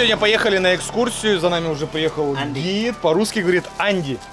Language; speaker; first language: Russian; native; Russian